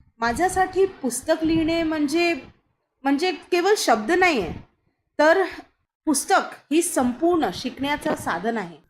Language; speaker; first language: Marathi; non-native, local second language; Hindi